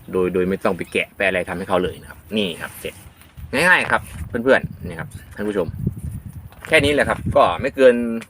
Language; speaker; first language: Thai; non-native, local second language; Northeastern Thai